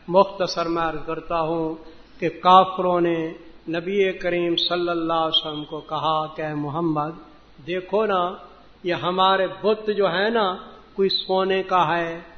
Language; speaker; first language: Urdu; non-native, local second language; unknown